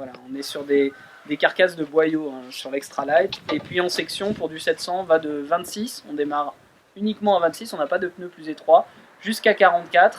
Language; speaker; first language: French; native; French